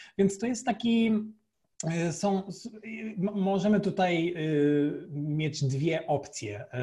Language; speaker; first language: Polish; non-native, fluent; Portuguese